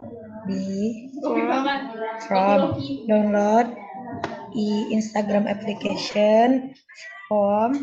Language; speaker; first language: English; non-native, learner; Indonesian